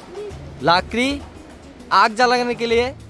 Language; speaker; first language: Hindi; non-native, learner; Bangla